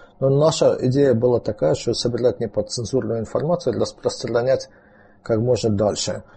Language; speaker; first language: Russian; non-native, local second language; Azerbaijani